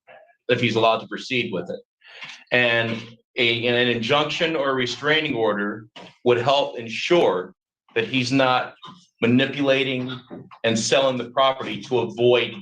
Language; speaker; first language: English; native; English